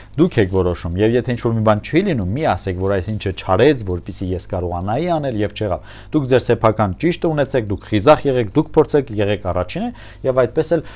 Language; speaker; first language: Armenian; native; Armenian